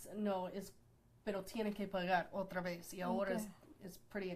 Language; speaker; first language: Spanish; non-native, fluent; English